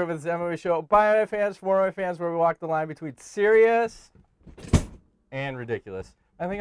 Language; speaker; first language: English; native; English